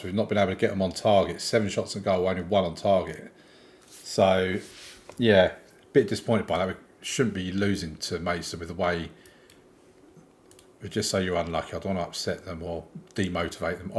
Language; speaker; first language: English; native; English